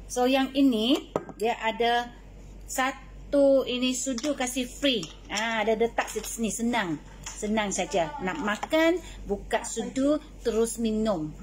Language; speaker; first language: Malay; non-native, local second language; Min Nan Chinese